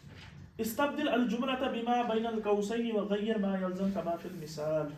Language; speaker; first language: Arabic; non-native, fluent; Urdu